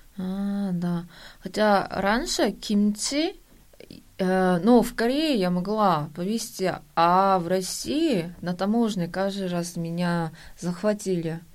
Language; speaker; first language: Russian; non-native, fluent; Korean